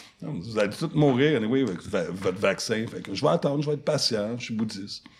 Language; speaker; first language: French; non-native, local second language; English